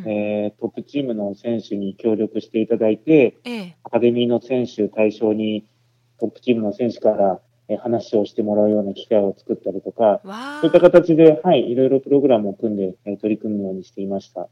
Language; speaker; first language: Japanese; native; Japanese